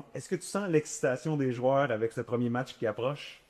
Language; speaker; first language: French; native; French